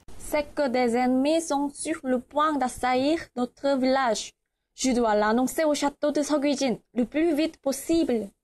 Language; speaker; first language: French; non-native, learner; Korean